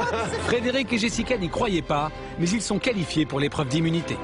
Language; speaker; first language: French; native; French